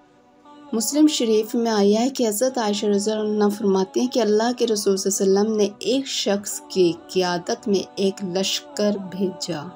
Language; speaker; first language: Urdu; native; Urdu